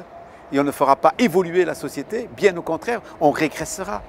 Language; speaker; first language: French; native; French